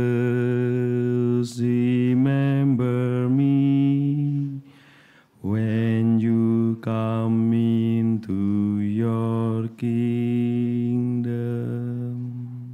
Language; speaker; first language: English; non-native, learner; Indonesian